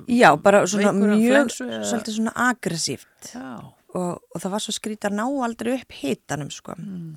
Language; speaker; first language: Icelandic; native; Icelandic